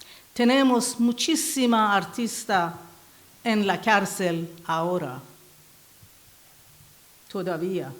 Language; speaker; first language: Spanish; non-native, learner; Persian